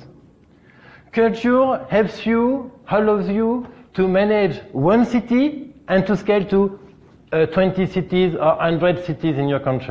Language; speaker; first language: English; non-native, learner; French